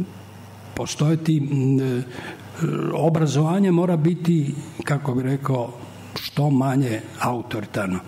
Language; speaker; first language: Serbian; native; Serbian